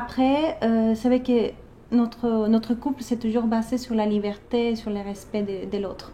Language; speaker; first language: French; non-native, fluent; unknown